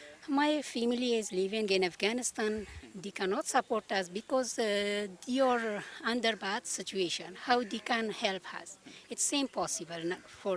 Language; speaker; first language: English; non-native, learner; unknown